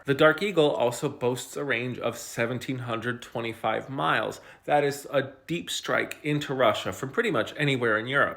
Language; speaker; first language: English; native; English